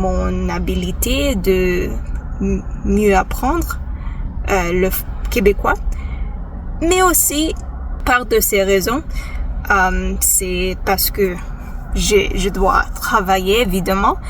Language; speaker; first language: French; non-native, fluent; English